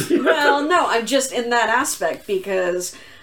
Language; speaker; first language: English; native; English